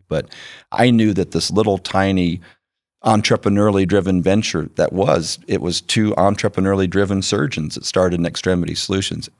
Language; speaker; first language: English; native; English